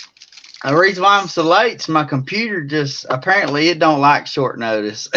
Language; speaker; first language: English; native; English